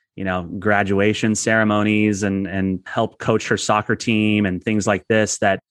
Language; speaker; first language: English; native; English